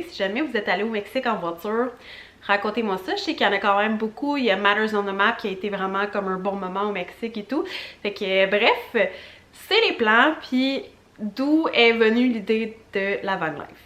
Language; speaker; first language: French; native; French